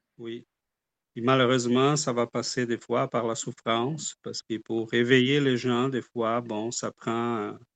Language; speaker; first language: French; non-native, fluent; Portuguese